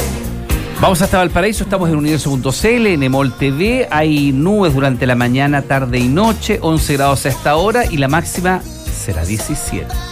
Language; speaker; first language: Spanish; native; Spanish